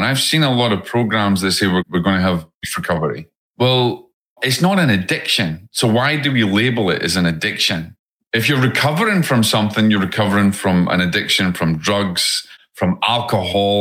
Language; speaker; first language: English; native; English